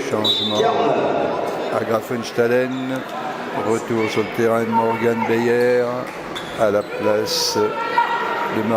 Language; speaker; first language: French; native; French